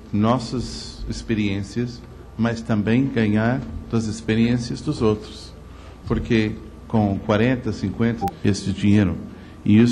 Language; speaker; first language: Portuguese; non-native, fluent; English